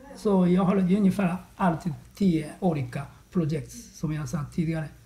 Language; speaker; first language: Swedish; non-native, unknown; Japanese